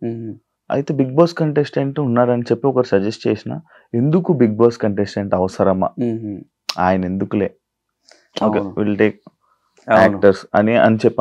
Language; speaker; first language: Telugu; native; Telugu